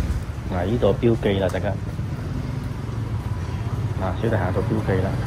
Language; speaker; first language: Chinese; early bilingual, heritage; Cantonese